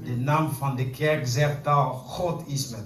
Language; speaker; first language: Dutch; non-native, fluent; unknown